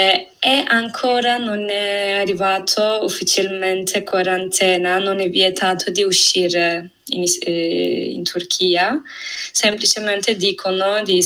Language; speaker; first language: Italian; non-native, fluent; Turkish